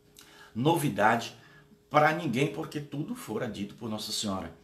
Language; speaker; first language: Portuguese; native; Portuguese